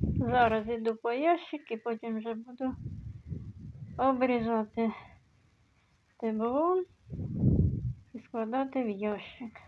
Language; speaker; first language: Ukrainian; native; Ukrainian